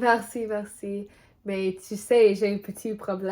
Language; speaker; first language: French; non-native, learner; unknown